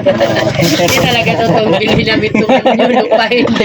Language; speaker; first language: Filipino; non-native, local second language; Cebuano